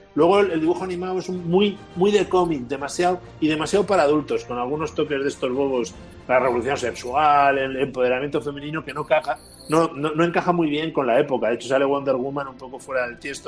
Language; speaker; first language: Spanish; native; Spanish